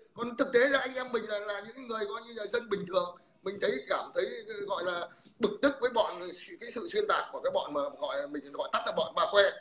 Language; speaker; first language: Vietnamese; native; Vietnamese